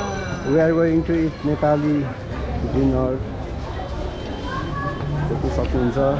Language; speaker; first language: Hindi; non-native, learner; Nepali